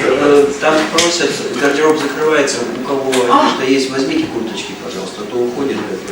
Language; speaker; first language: Russian; native; Russian